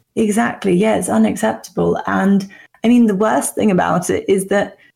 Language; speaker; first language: English; native; English